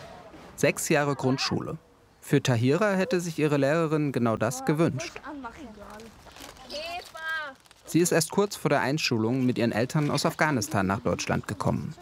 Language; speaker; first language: German; native; German